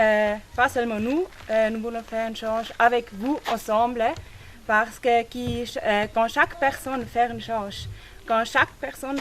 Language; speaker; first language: French; non-native, learner; German